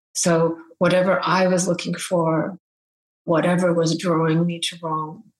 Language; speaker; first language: English; early bilingual, other home language; Bangla